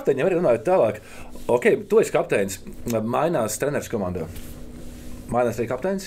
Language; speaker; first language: Latvian; native; Latvian